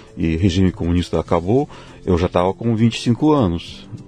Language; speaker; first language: Portuguese; non-native, fluent; Russian